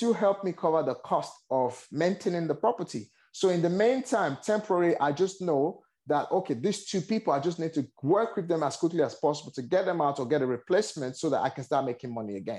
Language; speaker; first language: English; non-native, local second language; Yoruba